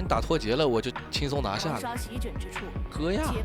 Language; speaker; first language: Chinese; native; Chinese